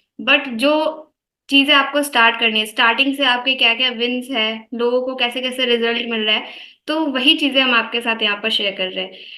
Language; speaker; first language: Hindi; native; Hindi